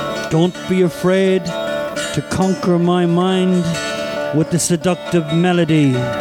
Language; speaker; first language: English; native; English